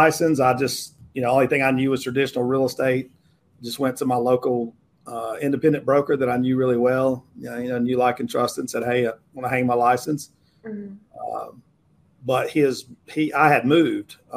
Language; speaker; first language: English; native; English